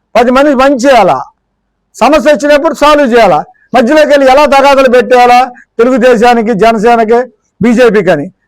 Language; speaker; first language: Telugu; native; Telugu